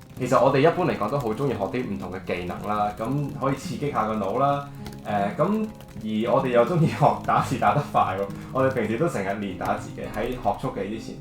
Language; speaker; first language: Cantonese; native; Cantonese